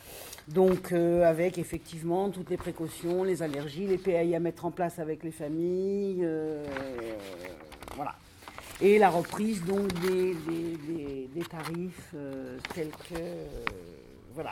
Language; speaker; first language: French; native; French